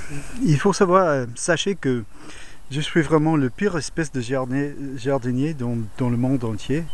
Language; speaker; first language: French; non-native, learner; English